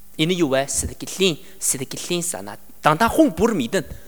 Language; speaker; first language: Mongolian; non-native, learner; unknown